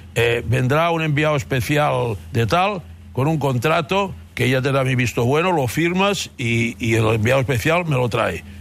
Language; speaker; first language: Spanish; non-native, local second language; Catalan